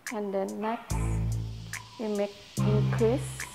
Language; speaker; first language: English; non-native, learner; Indonesian